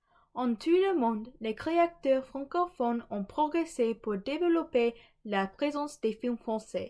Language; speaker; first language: French; non-native, learner; English